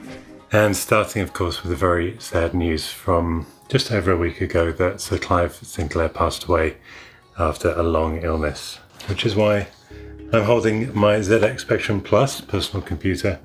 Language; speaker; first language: English; native; English